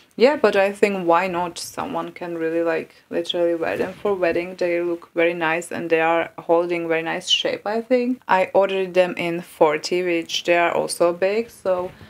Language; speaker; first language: English; non-native, fluent; Czech